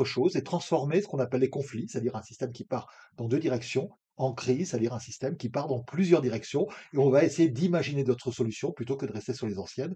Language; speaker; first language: French; native; French